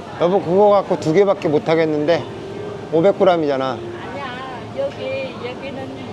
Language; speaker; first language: Korean; native; Korean